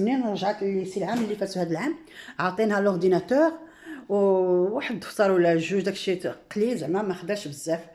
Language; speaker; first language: Arabic; native; Arabic